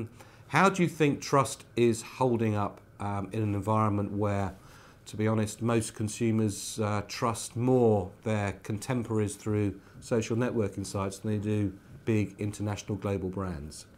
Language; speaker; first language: English; native; English